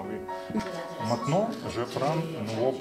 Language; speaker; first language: French; non-native, learner; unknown